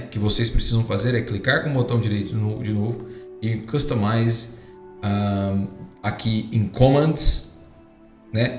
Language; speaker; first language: Portuguese; native; Portuguese